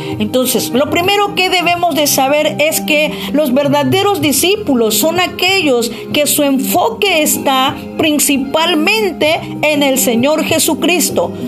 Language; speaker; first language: Spanish; native; Spanish